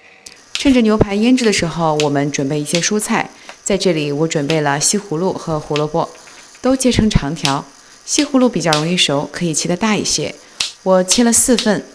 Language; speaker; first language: Chinese; native; Chinese